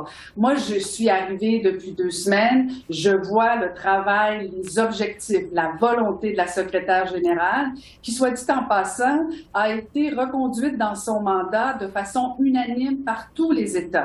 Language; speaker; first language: French; native; French